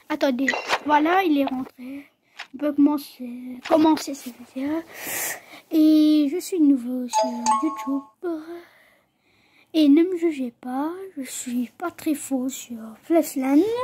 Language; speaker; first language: French; non-native, local second language; Morisyen